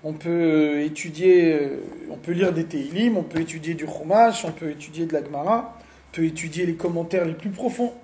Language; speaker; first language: French; native; French